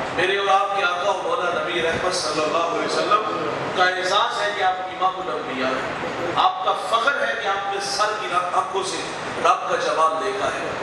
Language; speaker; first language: Urdu; non-native, local second language; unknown